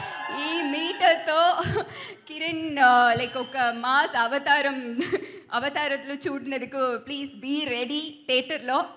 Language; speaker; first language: Telugu; non-native, learner; Tamil